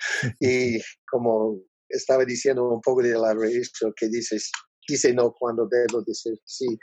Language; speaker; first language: Spanish; non-native, learner; English